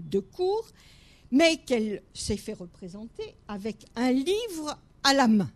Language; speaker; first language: French; native; French